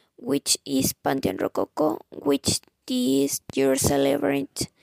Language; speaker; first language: English; non-native, fluent; Spanish